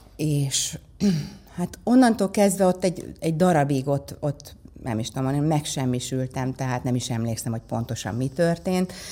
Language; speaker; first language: Hungarian; native; Hungarian